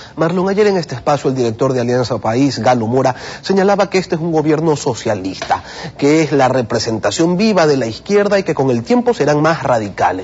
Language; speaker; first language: Spanish; native; Spanish